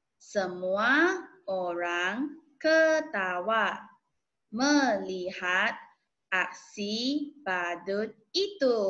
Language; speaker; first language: Malay; non-native, local second language; Chinese